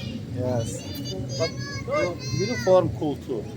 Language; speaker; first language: English; non-native, learner; Turkish